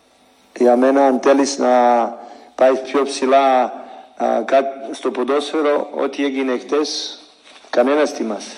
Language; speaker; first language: Greek; non-native, fluent; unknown